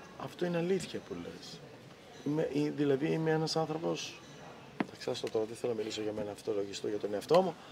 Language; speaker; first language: Greek; native; Greek